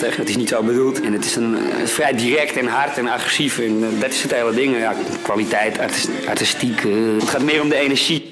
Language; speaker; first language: Dutch; native; Dutch